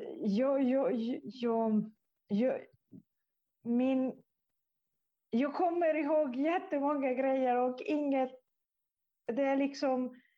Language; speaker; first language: Swedish; non-native, fluent; Italian